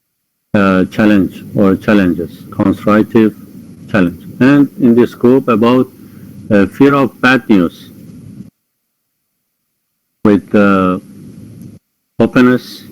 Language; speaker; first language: English; non-native, fluent; Persian